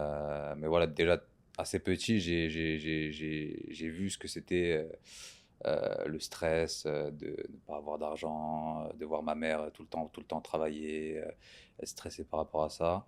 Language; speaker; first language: French; native; French